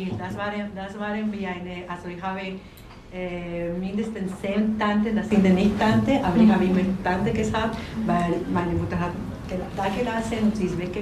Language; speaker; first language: German; non-native, learner; Spanish